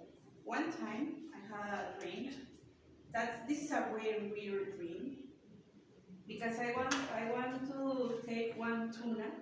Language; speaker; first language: English; non-native, learner; Spanish